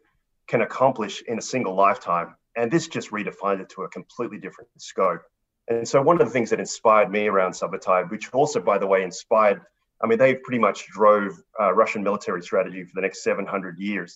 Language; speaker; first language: English; native; English